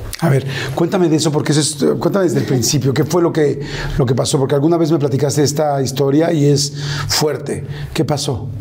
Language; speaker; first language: Spanish; native; Spanish